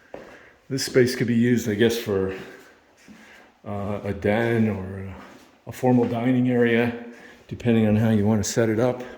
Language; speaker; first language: English; native; English